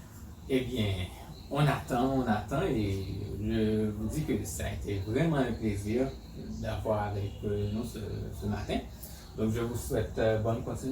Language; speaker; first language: French; native; French